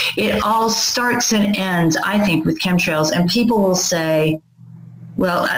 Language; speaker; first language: English; native; English